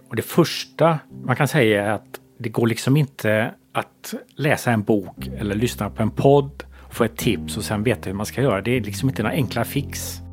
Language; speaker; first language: Swedish; native; Swedish